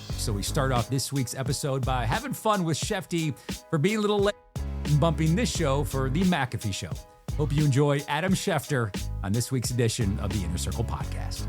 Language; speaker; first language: English; native; English